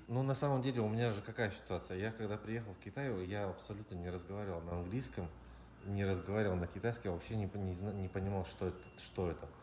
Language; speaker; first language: Russian; native; Russian